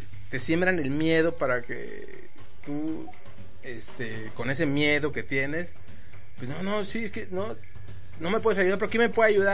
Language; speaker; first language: Spanish; native; Spanish